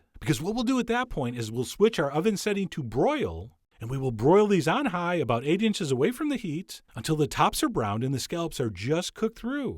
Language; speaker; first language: English; native; English